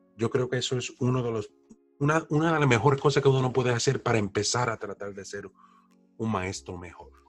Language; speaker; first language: Spanish; early bilingual, heritage; Spanish